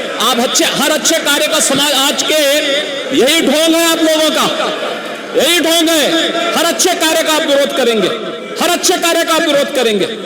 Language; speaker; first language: Hindi; native; Hindi